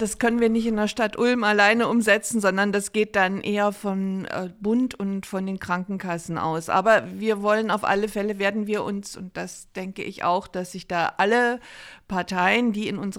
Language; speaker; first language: German; native; German